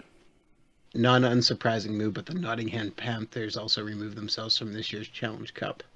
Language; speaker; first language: English; native; English